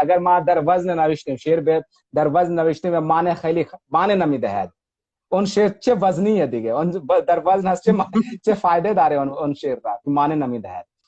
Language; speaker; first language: Persian; non-native, fluent; Hindi